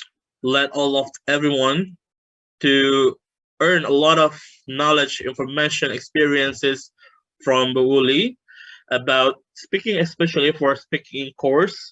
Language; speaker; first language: English; non-native, fluent; Indonesian